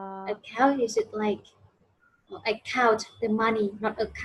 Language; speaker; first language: English; non-native, fluent; Vietnamese